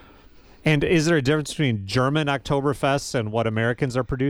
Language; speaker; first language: English; native; English